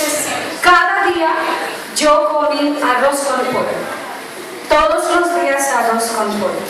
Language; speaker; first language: Spanish; non-native, learner; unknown